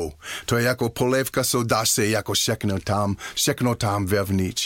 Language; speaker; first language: Czech; non-native, learner; English